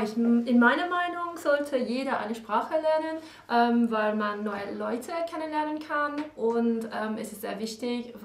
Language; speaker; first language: German; non-native, fluent; English